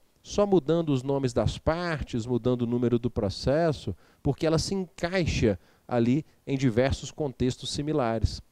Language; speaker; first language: Portuguese; native; Portuguese